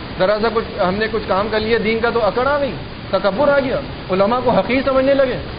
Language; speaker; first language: Urdu; native; Urdu